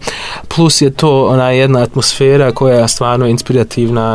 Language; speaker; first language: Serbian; non-native, fluent; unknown